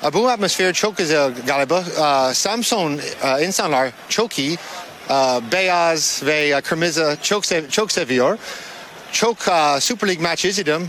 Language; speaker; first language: Turkish; non-native, learner; English